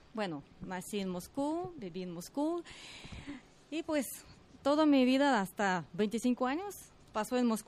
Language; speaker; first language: Spanish; non-native, fluent; Russian